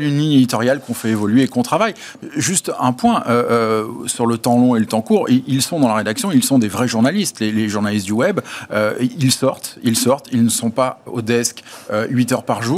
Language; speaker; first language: French; native; French